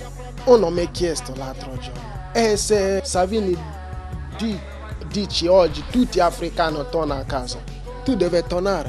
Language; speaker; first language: Italian; non-native, learner; Igbo